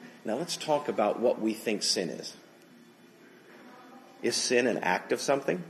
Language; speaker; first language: English; native; English